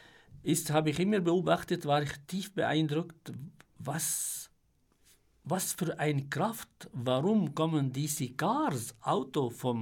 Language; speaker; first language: German; non-native, fluent; Arabic